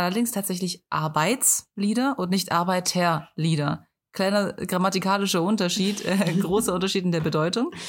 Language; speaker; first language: German; native; German